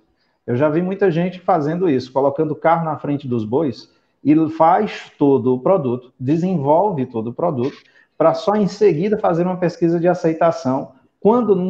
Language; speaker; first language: Portuguese; native; Portuguese